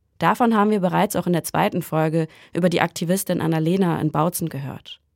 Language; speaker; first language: German; native; German